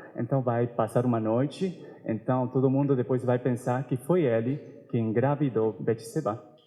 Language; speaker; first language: Portuguese; non-native, fluent; Spanish